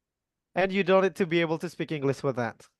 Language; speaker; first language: English; non-native, learner; Indonesian